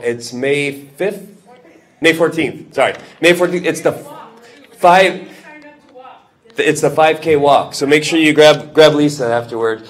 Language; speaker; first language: English; native; English